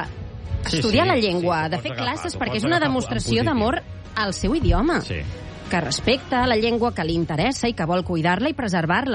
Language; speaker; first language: Catalan; native; Catalan